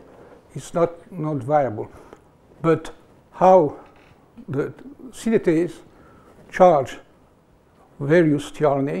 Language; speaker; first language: English; non-native, fluent; French